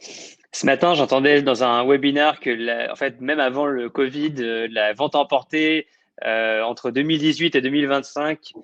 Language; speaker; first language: French; native; French